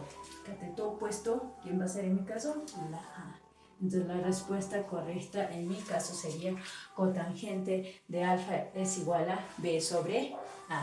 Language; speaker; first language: Spanish; native; Spanish